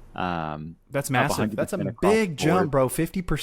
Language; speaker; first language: English; native; English